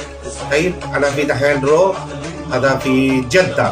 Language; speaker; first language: Arabic; non-native, learner; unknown